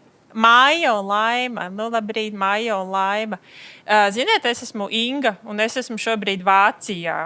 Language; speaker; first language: Latvian; native; Latvian